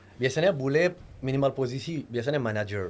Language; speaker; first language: Indonesian; non-native, learner; French